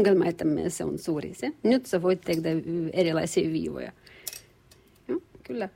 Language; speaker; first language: Finnish; non-native, learner; Turkish